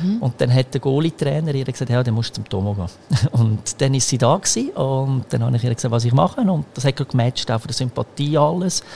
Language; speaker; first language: German; early bilingual, other home language; Croatian